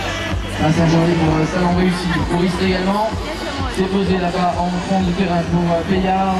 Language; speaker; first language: French; native; French